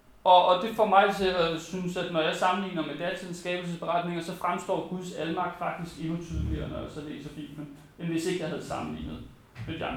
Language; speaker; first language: Danish; native; Danish